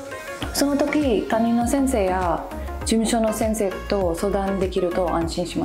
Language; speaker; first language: Japanese; non-native, learner; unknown